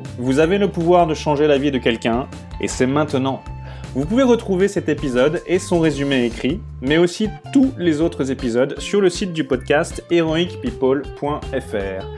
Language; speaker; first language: French; native; French